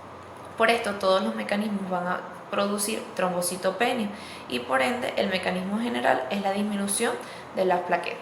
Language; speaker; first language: Spanish; native; Spanish